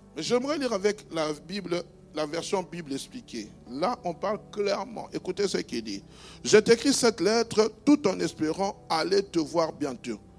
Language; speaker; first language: French; non-native, local second language; Luba-Lulua